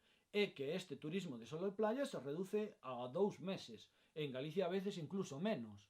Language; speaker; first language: Galician; non-native, local second language; Spanish